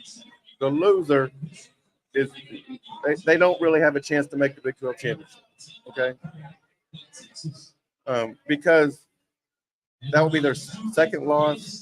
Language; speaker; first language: English; native; English